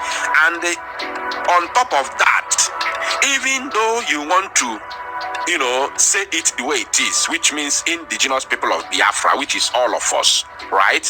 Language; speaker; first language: English; non-native, local second language; Igbo